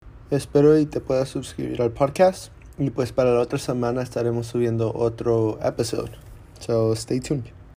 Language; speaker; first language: Spanish; early bilingual, heritage; Spanish